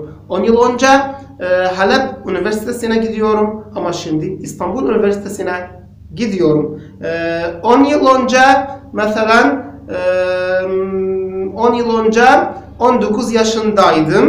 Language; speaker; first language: Turkish; non-native, fluent; Arabic